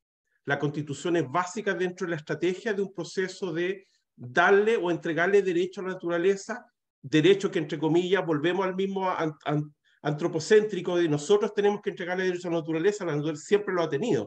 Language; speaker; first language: Spanish; native; Spanish